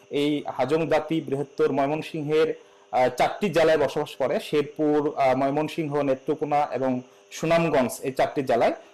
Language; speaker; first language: Bangla; non-native, local second language; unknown